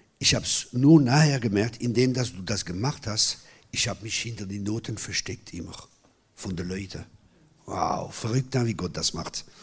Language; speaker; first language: German; non-native, local second language; French